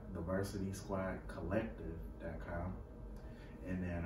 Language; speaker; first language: English; native; English